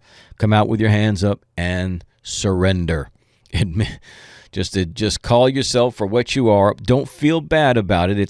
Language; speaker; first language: English; native; English